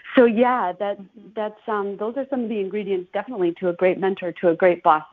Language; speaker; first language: English; native; English